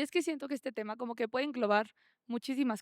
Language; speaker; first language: Spanish; native; Spanish